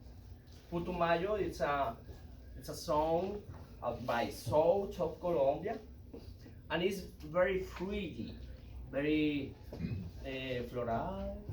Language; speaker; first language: English; non-native, learner; Spanish